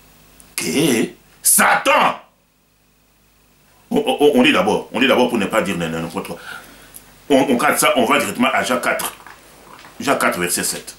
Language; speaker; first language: French; non-native, local second language; Lingala